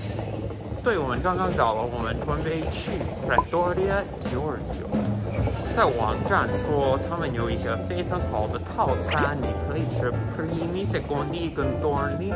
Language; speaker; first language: Chinese; non-native, fluent; English